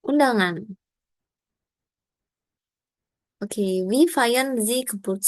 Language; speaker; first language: German; non-native, learner; Indonesian